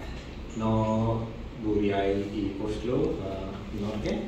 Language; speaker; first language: Norwegian; non-native, learner; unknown